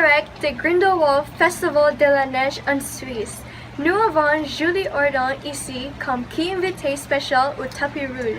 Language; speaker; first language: French; non-native, learner; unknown